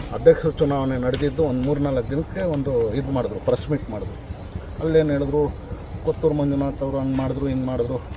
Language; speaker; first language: Kannada; non-native, local second language; Urdu